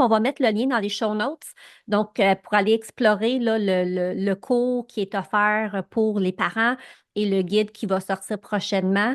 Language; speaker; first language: French; native; French